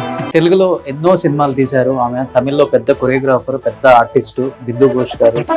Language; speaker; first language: Telugu; native; Telugu